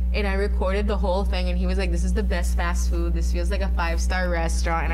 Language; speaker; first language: English; early bilingual, other home language; Spanish